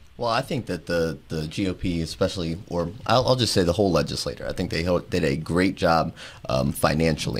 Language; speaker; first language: English; native; English